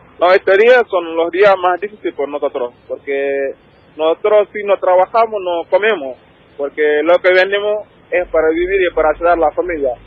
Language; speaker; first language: Spanish; non-native, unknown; Wolof